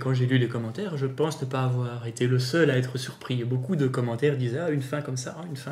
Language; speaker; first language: French; native; French